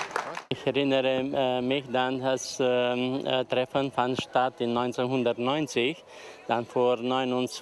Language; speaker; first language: German; non-native, local second language; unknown